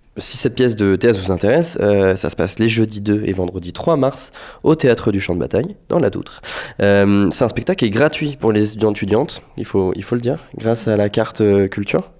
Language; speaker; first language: French; native; French